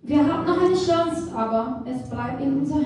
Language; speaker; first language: German; non-native, fluent; Portuguese